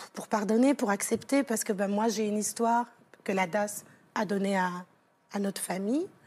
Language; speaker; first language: French; native; French